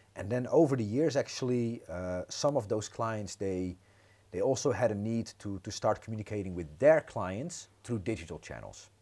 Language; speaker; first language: English; non-native, fluent; Dutch